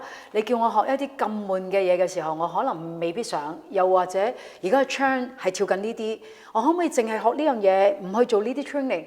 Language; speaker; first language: Cantonese; native; Cantonese